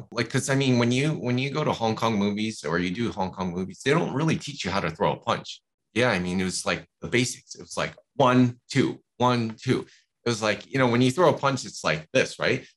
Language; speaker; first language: English; native; English